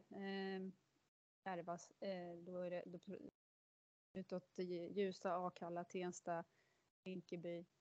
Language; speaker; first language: Swedish; native; Swedish